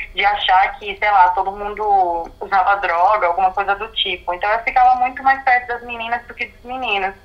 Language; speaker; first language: Portuguese; early bilingual, other home language; Arabic